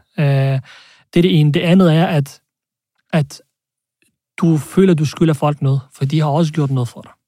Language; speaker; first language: Danish; early bilingual, other home language; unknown